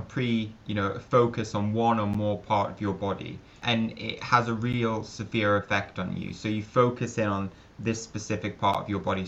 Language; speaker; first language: English; native; English